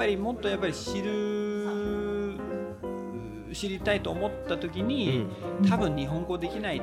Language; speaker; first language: Japanese; non-native, fluent; Danish